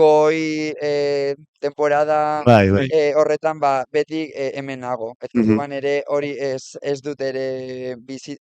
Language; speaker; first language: Basque; non-native, local second language; Spanish